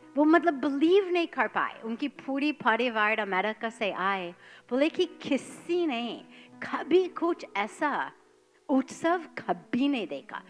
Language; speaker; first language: Hindi; non-native, fluent; English